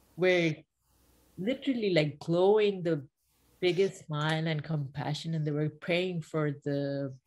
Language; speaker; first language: English; non-native, local second language; Bangla